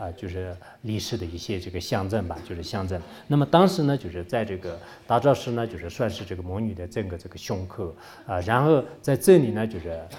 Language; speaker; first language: Chinese; non-native, local second language; Tibetan